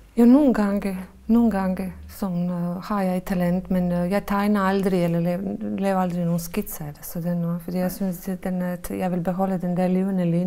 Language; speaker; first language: Danish; non-native, fluent; Bosnian